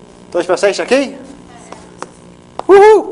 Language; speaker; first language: Portuguese; non-native, fluent; English